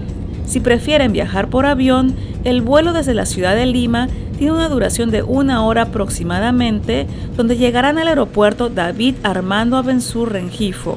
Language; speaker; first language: Spanish; native; Spanish